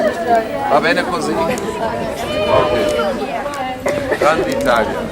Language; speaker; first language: Italian; non-native, learner; German